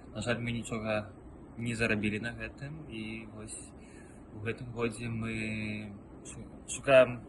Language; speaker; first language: Belarusian; non-native, local second language; Russian